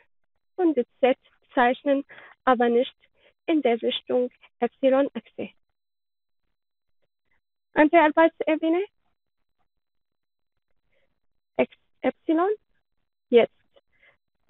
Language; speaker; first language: German; non-native, learner; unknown